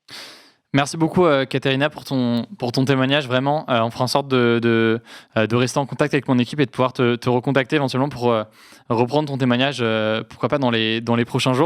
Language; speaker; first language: French; native; French